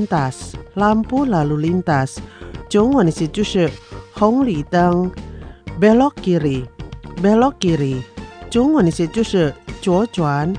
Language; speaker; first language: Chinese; non-native, fluent; Indonesian